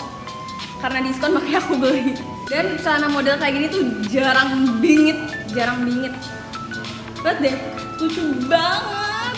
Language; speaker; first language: Indonesian; native; Indonesian